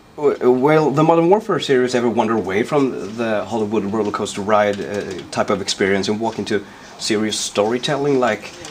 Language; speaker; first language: English; non-native, fluent; Swedish